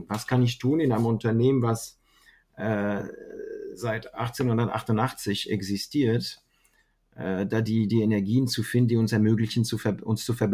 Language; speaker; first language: German; non-native, fluent; French